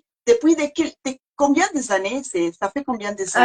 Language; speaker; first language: French; non-native, learner; Spanish